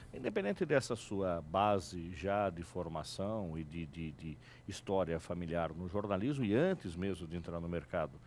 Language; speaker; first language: Portuguese; native; Portuguese